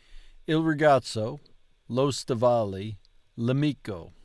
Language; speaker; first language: Italian; non-native, learner; English